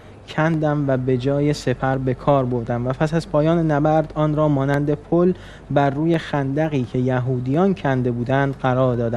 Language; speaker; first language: Persian; native; Persian